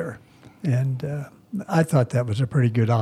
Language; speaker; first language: English; native; English